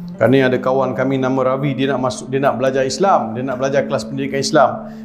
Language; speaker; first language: Malay; non-native, local second language; Tamil